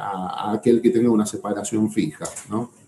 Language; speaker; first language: Spanish; native; Spanish